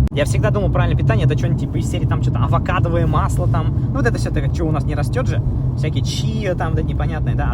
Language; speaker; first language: Russian; native; Russian